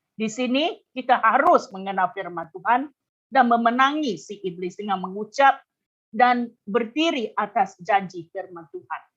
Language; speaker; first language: Malay; non-native, local second language; Chinese